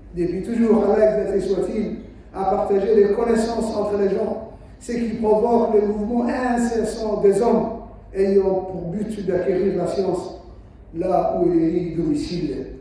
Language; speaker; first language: French; non-native, local second language; Somali